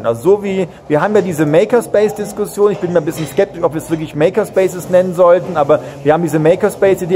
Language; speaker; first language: German; native; German